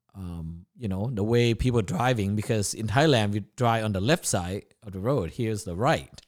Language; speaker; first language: English; non-native, learner; Thai